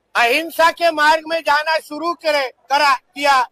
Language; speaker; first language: Hindi; non-native, local second language; Marathi